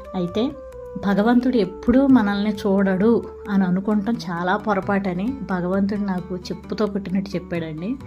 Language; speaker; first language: Telugu; native; Telugu